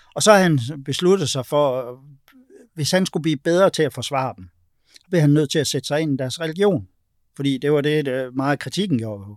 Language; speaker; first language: Danish; native; Danish